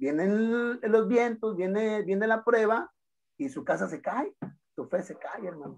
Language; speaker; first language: Spanish; native; Spanish